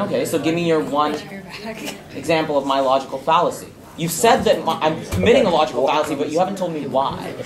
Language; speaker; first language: English; native; English